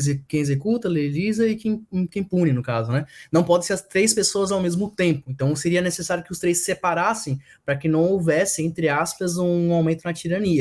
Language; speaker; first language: Portuguese; native; Portuguese